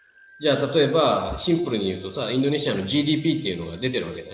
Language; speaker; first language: Japanese; native; Japanese